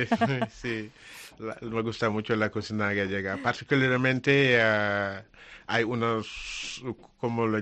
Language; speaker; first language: Spanish; non-native, learner; Wolof